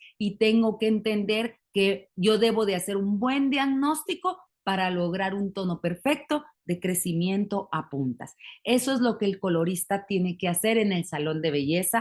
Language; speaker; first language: Spanish; native; Spanish